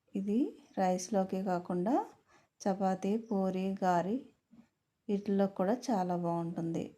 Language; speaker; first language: Telugu; native; Telugu